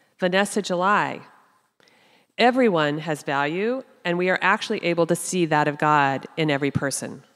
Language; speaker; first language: English; native; English